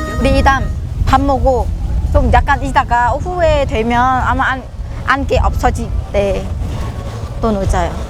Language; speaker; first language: Korean; non-native, learner; Vietnamese